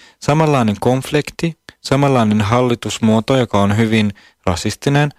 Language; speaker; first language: Finnish; non-native, fluent; Arabic